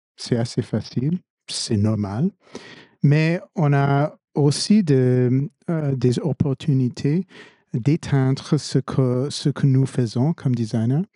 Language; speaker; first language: French; non-native, fluent; English